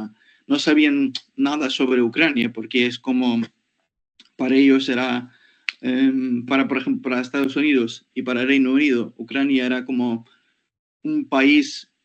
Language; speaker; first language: Spanish; non-native, fluent; Ukrainian